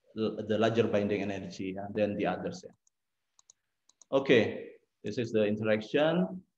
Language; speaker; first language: English; non-native, learner; Indonesian